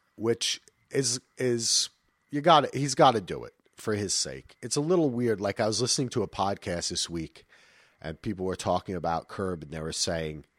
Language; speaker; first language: English; native; English